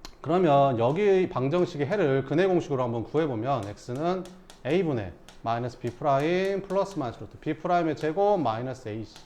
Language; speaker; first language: Korean; native; Korean